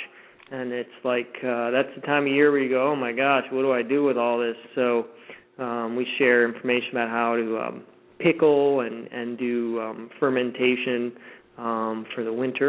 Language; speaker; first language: English; native; English